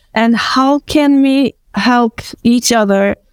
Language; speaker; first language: English; non-native, fluent; Turkish